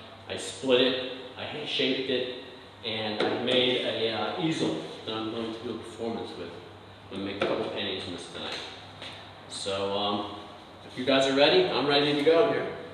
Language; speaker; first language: English; native; English